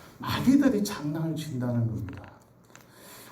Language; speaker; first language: Korean; native; Korean